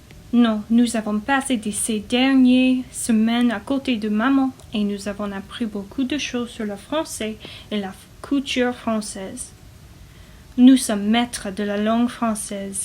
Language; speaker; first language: French; non-native, learner; English